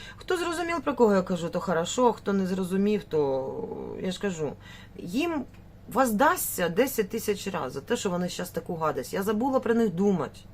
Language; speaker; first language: Ukrainian; native; Ukrainian